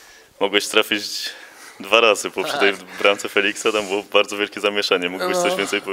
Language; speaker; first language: Polish; native; Polish